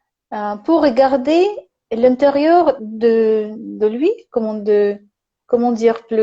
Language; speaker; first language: French; non-native, learner; Russian